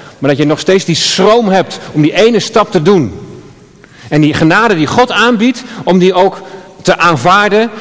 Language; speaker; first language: Dutch; native; Dutch